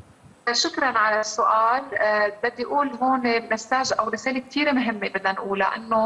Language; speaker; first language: Arabic; native; Arabic